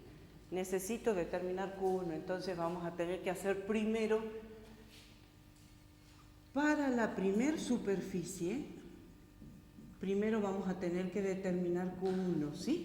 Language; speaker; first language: Spanish; native; Spanish